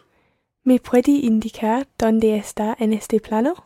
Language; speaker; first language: Spanish; non-native, learner; English